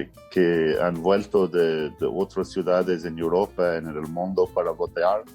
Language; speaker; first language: Spanish; non-native, fluent; English